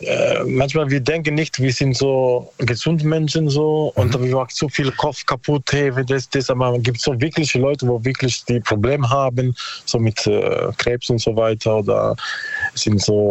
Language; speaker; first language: German; non-native, learner; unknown